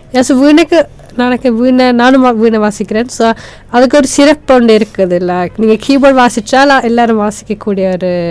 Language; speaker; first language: Tamil; native; Tamil